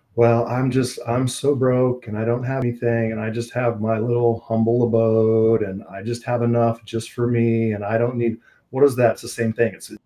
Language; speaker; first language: English; native; English